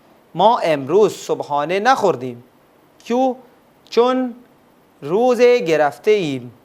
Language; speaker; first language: Persian; non-native, fluent; Urdu